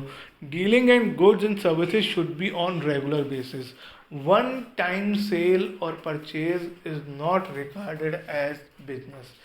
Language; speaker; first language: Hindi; native; Hindi